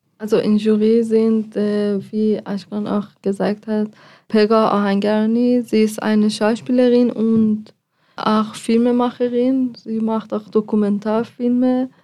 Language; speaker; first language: German; non-native, fluent; Persian